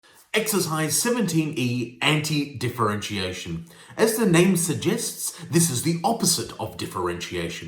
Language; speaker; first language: English; native; English